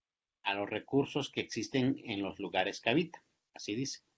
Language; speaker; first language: Spanish; native; Spanish